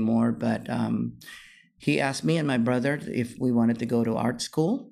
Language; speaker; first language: English; non-native, local second language; Filipino